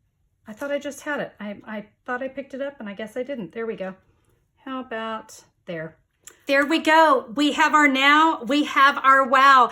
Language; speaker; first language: English; native; English